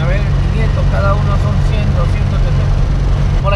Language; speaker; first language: Spanish; native; Spanish